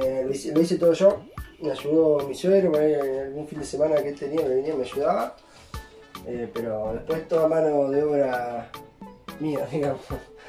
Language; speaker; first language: Spanish; native; Spanish